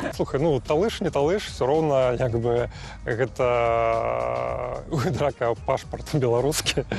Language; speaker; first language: Belarusian; non-native, local second language; Russian